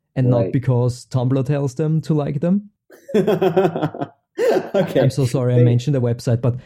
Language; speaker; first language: English; non-native, fluent; German